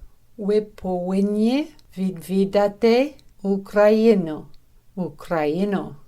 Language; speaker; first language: Ukrainian; non-native, learner; English